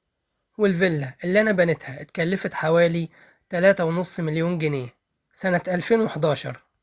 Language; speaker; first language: Arabic; native; Arabic